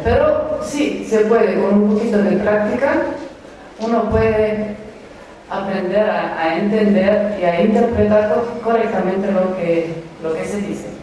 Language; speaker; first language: Spanish; non-native, fluent; Romanian